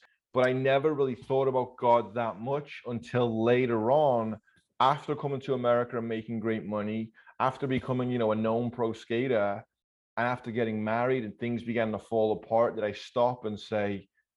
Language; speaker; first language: English; native; English